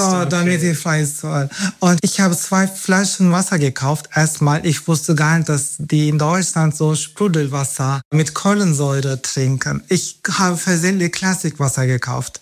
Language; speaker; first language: German; non-native, fluent; Turkish